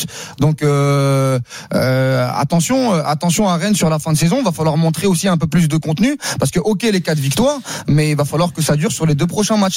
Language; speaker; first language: French; native; French